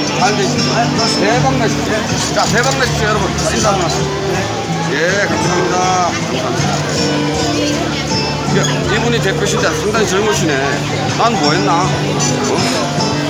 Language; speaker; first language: Korean; native; Korean